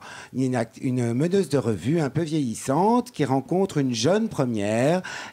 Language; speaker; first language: French; native; French